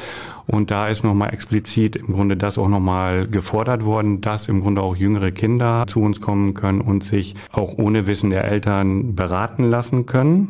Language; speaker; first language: German; native; German